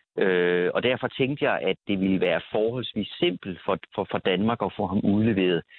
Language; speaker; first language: Danish; native; Danish